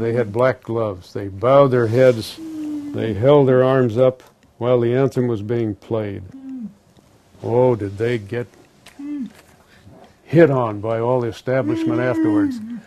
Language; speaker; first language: English; native; English